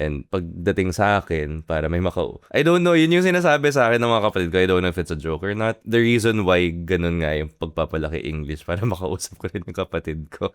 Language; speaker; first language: Filipino; native; Filipino